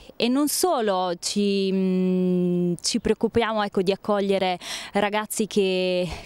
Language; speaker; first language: Italian; native; Italian